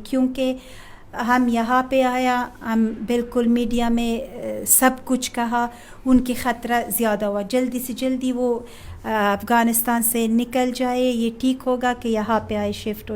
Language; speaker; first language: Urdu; non-native, fluent; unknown